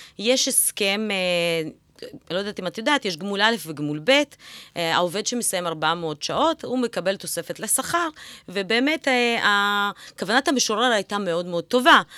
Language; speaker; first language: Hebrew; early bilingual, other home language; Russian